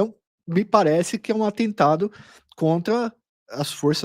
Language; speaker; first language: Portuguese; native; Portuguese